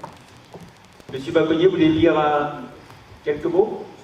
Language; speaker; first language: French; native; French